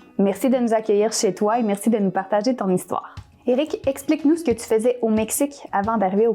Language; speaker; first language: French; native; French